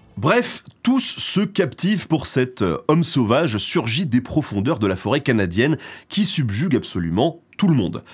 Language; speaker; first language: French; native; French